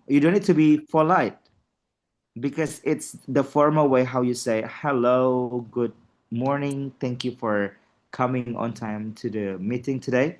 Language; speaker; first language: English; non-native, fluent; Indonesian